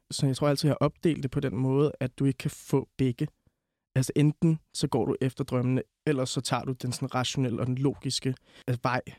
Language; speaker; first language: Danish; native; Danish